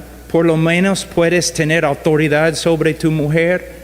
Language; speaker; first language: Spanish; non-native, fluent; English